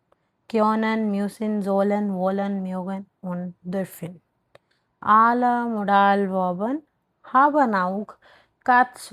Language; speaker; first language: German; non-native, learner; Hindi